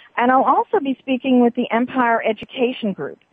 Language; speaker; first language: English; native; English